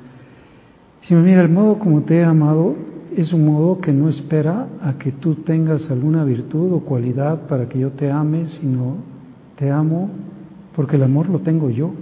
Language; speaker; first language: Spanish; native; Spanish